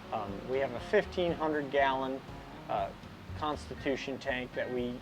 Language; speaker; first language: English; native; English